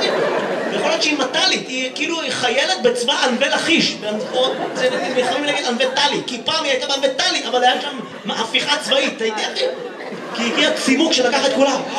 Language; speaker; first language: Hebrew; native; Hebrew